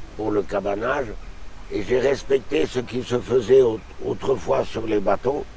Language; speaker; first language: French; native; French